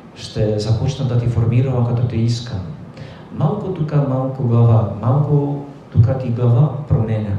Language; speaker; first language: Bulgarian; non-native, fluent; Polish